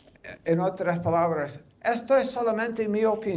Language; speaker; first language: Spanish; non-native, fluent; English